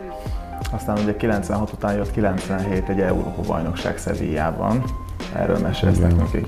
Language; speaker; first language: Hungarian; native; Hungarian